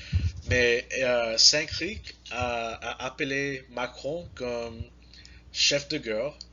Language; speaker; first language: French; non-native, learner; English